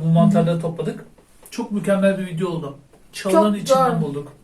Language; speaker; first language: Turkish; native; Turkish